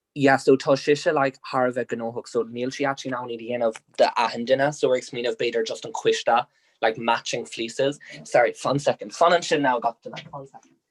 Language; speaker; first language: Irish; non-native, local second language; English